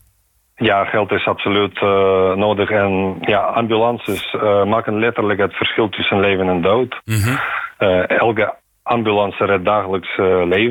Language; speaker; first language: Dutch; non-native, fluent; Ukrainian